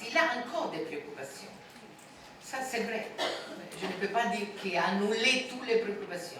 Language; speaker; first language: French; non-native, fluent; Italian